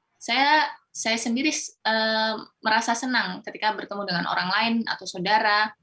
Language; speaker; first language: Indonesian; non-native, local second language; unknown